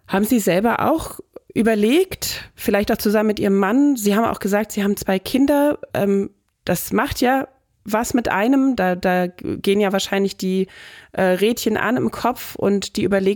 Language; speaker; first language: German; native; German